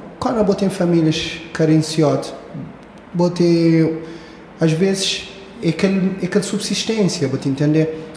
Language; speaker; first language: Portuguese; non-native, local second language; Kabuverdianu